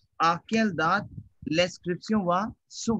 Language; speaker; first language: French; non-native, fluent; Hindi